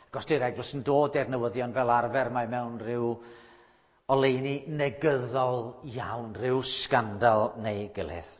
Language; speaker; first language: Welsh; native; Welsh